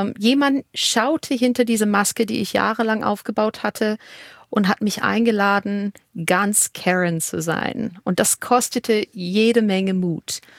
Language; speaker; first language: German; non-native, fluent; English